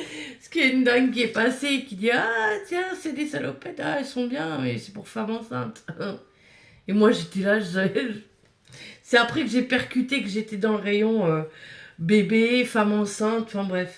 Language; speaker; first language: French; native; French